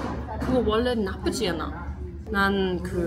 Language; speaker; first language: Korean; non-native, learner; German